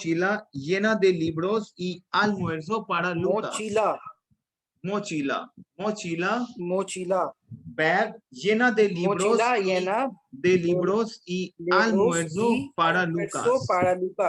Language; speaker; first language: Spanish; non-native, fluent; Hindi